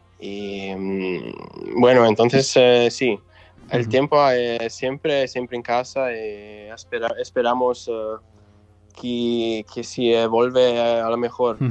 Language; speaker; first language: Spanish; non-native, local second language; Italian